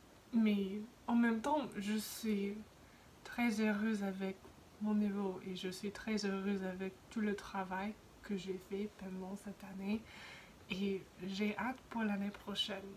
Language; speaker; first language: French; non-native, fluent; English